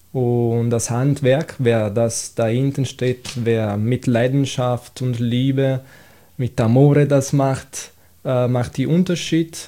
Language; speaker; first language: German; non-native, fluent; Italian